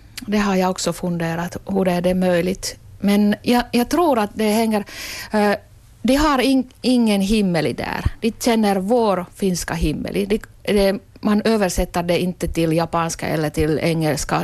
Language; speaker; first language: Swedish; non-native, local second language; Finnish